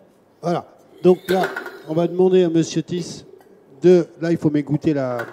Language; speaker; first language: French; native; French